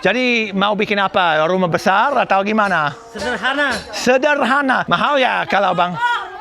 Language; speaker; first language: Indonesian; non-native, fluent; English